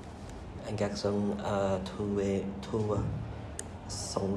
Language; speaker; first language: French; non-native, learner; Khmer